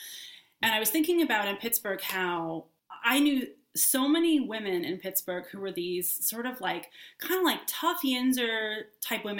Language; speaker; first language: English; native; English